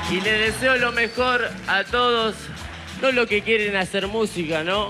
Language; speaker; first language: Spanish; native; Spanish